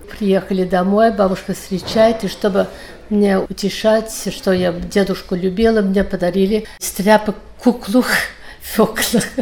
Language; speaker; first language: Russian; early bilingual, heritage; Russian